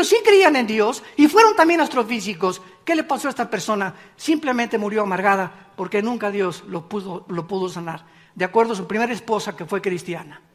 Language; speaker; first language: Spanish; native; Spanish